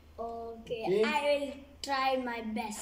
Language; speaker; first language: English; non-native, learner; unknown